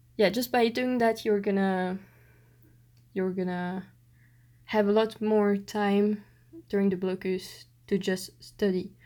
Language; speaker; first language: English; non-native, fluent; French